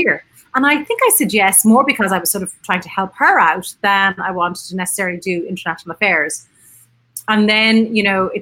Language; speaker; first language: English; native; English